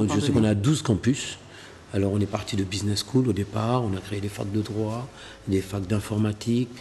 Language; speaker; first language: French; non-native, local second language; Wolof